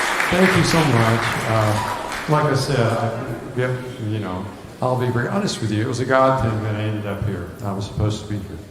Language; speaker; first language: English; native; English